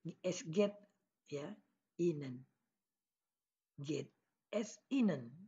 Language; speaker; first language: German; non-native, learner; Indonesian